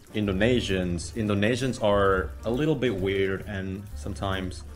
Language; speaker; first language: English; non-native, fluent; Indonesian